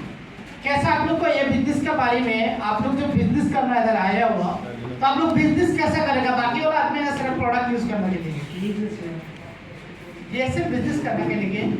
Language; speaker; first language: Hindi; non-native, fluent; Bangla